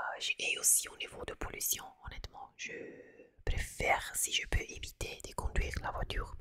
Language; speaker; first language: French; non-native, fluent; Italian